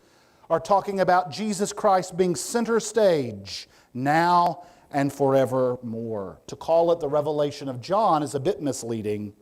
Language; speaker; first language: English; native; English